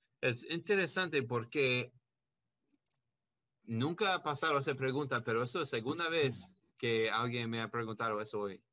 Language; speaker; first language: Spanish; non-native, learner; English